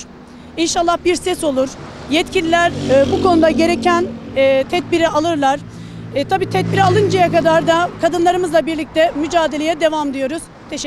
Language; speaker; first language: Turkish; native; Turkish